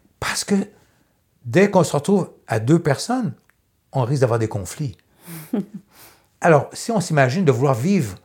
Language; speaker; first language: French; native; French